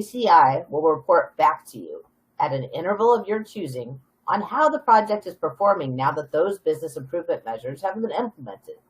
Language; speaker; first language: English; native; English